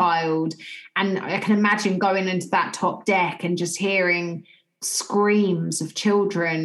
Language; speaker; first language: English; native; English